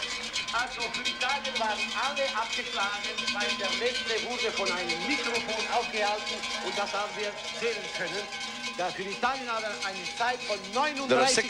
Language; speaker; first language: German; native; German